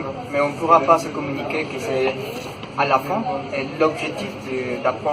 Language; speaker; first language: French; non-native, fluent; Spanish